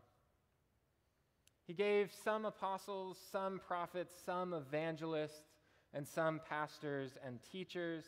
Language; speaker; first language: English; native; English